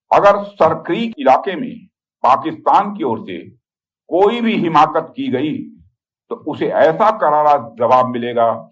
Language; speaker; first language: Hindi; native; Hindi